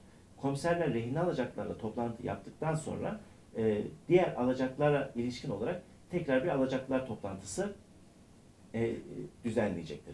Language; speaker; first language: Turkish; native; Turkish